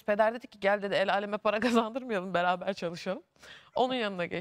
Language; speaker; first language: Turkish; native; Turkish